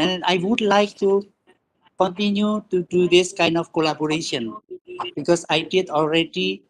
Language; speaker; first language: English; non-native, learner; Indonesian